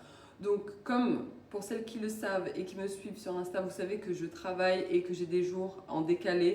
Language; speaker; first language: French; native; French